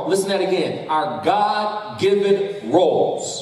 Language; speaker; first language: English; native; English